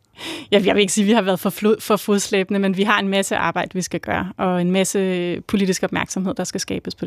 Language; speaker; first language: Danish; native; Danish